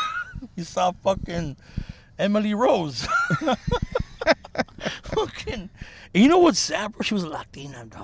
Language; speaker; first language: English; native; English